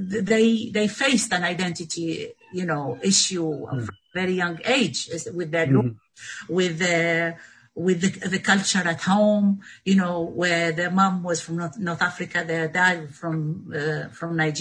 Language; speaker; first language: English; non-native, fluent; Arabic